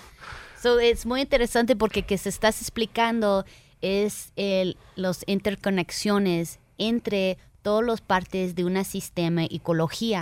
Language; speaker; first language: Spanish; early bilingual, heritage; Spanish